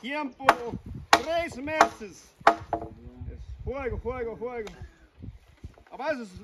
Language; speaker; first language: Spanish; non-native, learner; English